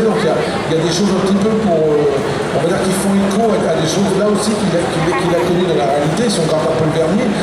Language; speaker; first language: French; native; French